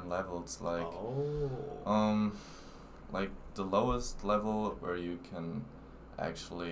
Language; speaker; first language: English; non-native, fluent; German